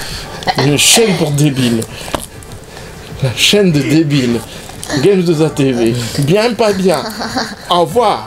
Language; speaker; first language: French; native; French